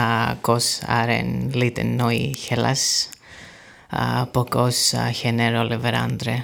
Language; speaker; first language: Norwegian; non-native, learner; Greek